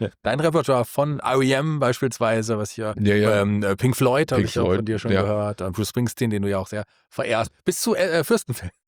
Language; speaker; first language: German; native; German